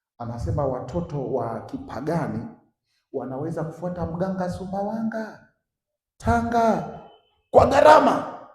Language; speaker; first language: Swahili; native; Swahili